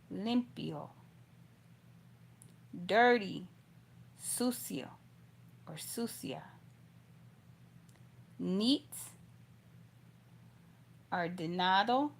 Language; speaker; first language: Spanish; non-native, learner; English